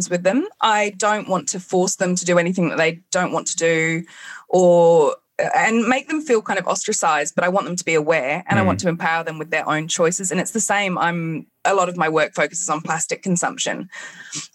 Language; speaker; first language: English; native; English